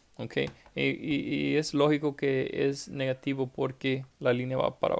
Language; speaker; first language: Spanish; early bilingual, heritage; English